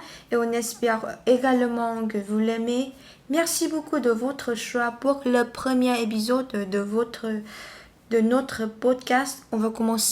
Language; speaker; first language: French; non-native, learner; Vietnamese